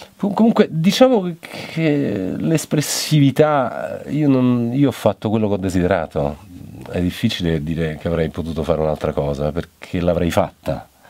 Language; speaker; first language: Italian; native; Italian